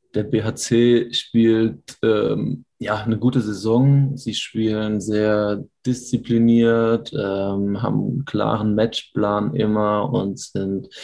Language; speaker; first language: German; native; German